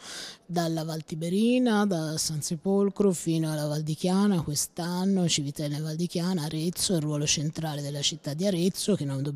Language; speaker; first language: Italian; native; Italian